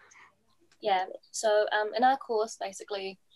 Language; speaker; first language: English; native; English